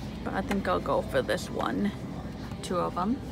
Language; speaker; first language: English; native; English